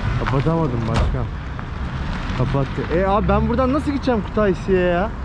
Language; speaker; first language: Turkish; native; Turkish